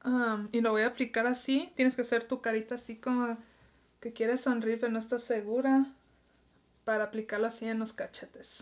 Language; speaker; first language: Spanish; early bilingual, heritage; Spanish